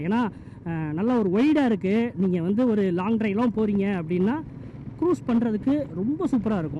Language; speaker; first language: Tamil; native; Tamil